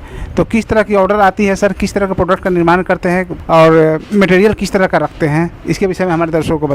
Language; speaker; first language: Hindi; native; Hindi